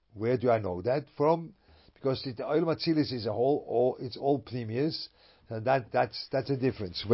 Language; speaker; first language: English; non-native, fluent; German